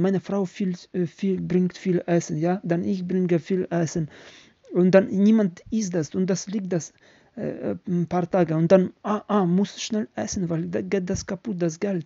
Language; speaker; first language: German; non-native, learner; Ukrainian